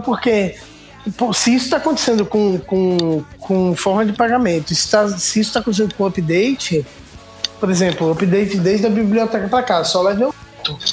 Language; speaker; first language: Portuguese; native; Portuguese